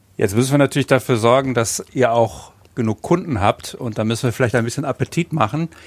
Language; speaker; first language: German; native; German